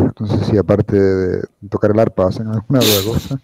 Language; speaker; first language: Spanish; native; Spanish